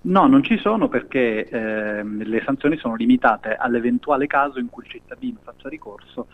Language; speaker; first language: Italian; native; Italian